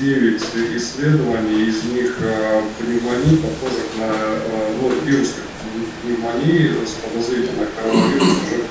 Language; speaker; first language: Russian; native; Russian